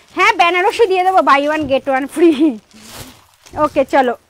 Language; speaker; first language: Hindi; non-native, local second language; Bangla